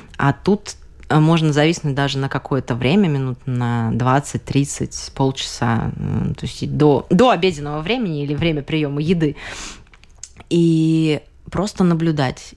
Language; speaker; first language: Russian; native; Russian